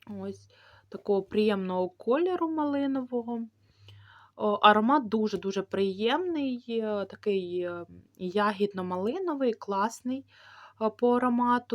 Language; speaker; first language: Ukrainian; native; Ukrainian